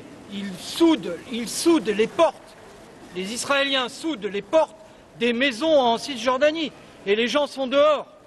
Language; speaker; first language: French; native; French